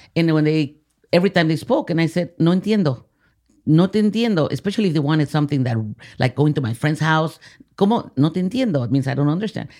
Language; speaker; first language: English; early bilingual, other home language; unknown